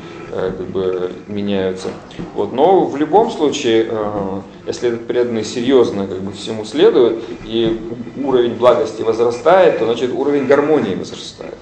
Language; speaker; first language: Russian; native; Russian